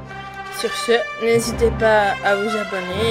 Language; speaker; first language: French; native; French